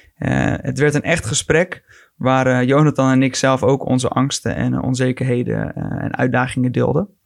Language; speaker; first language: Dutch; native; Dutch